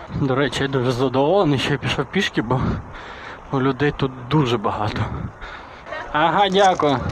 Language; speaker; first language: Ukrainian; non-native, local second language; Russian